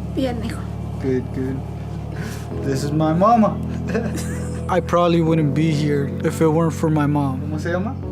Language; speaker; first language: English; early bilingual, other home language; Spanish